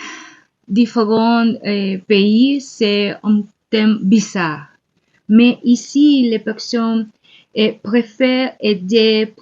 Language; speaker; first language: French; non-native, learner; Spanish